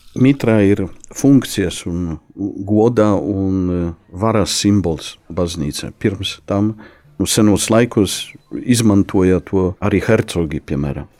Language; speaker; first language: Latvian; non-native, fluent; Polish